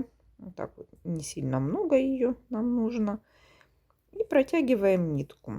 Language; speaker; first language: Russian; native; Russian